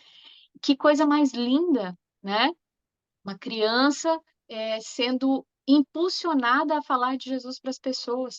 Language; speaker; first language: Portuguese; native; Portuguese